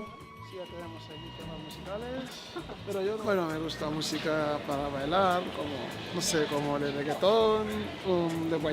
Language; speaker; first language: Spanish; non-native, learner; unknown